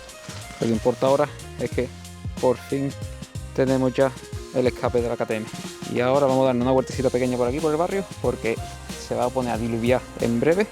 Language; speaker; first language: Spanish; native; Spanish